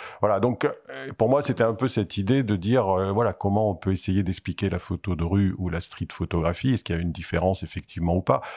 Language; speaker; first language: French; native; French